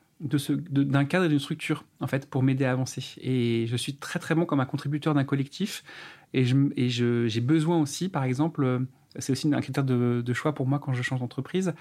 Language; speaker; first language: French; native; French